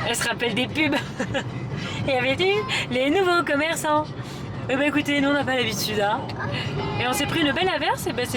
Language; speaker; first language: French; native; French